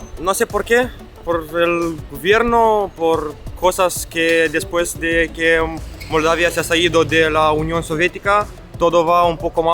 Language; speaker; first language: Spanish; non-native, learner; Romanian